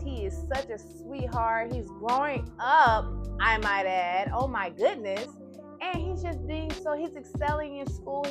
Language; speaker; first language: English; native; English